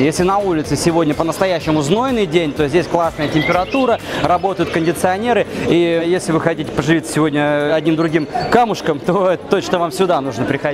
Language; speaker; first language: Russian; native; Russian